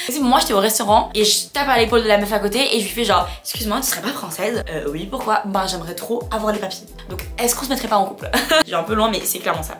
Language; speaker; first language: French; non-native, fluent; Khmer